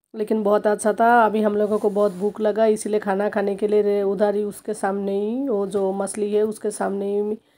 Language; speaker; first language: Hindi; non-native, local second language; Bangla